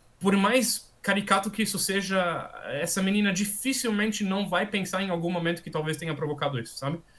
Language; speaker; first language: Portuguese; non-native, fluent; German